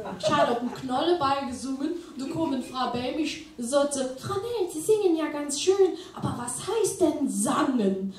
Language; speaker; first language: German; native; German